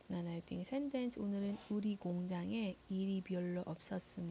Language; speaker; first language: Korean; non-native, fluent; Iloko